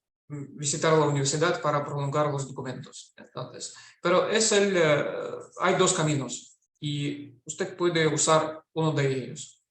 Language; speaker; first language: Spanish; non-native, fluent; Russian